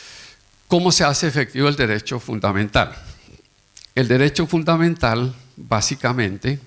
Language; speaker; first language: Spanish; native; Spanish